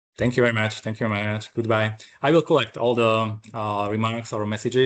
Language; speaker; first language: English; non-native, fluent; Slovak